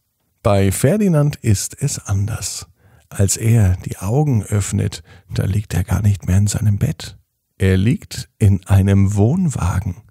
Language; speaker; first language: German; native; German